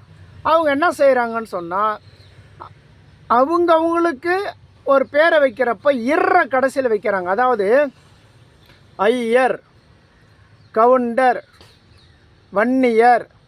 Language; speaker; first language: Tamil; native; Tamil